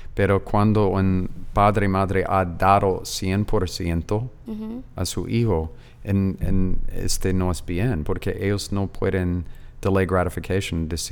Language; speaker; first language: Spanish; non-native, fluent; English